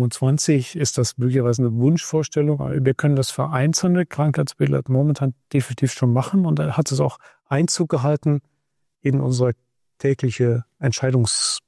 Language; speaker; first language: German; native; German